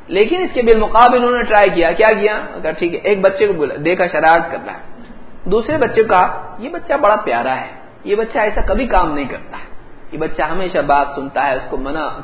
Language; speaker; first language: Urdu; native; Urdu